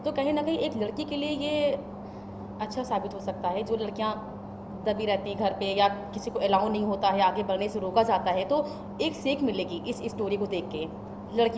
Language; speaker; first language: Hindi; native; Hindi